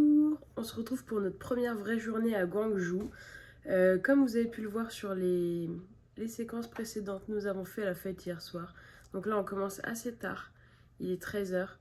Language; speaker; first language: French; native; French